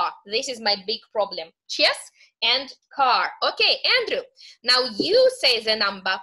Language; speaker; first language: English; non-native, fluent; Russian